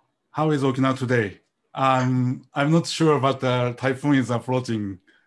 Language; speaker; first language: English; non-native, fluent; Japanese